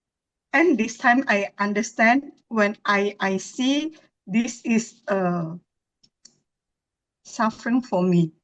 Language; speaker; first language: English; non-native, learner; Indonesian